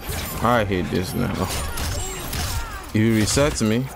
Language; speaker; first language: English; native; English